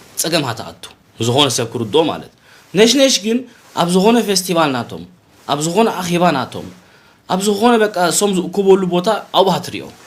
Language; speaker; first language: Tigrinya; early bilingual, heritage; Tigrinya